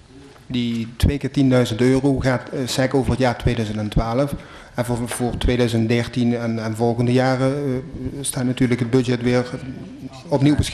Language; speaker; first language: Dutch; native; Dutch